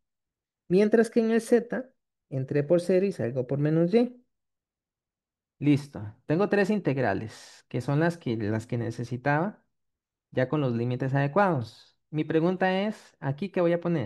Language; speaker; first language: Spanish; native; Spanish